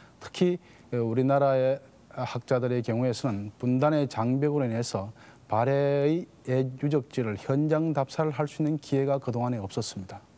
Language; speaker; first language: Korean; native; Korean